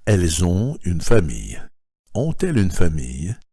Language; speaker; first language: French; non-native, fluent; Russian